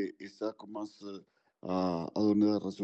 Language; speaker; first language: French; non-native, fluent; Spanish